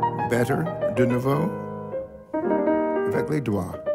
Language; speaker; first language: French; non-native, learner; English